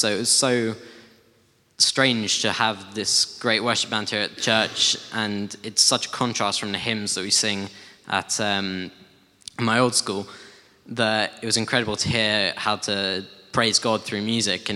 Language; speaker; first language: English; native; English